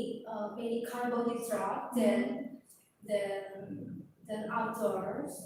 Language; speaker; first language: English; non-native, learner; Indonesian